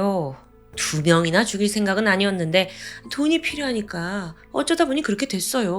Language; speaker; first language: Korean; native; Korean